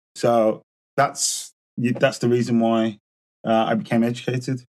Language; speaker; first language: English; native; English